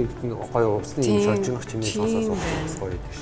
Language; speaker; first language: Mongolian; native; Mongolian